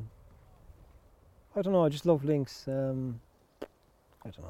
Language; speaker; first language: English; native; English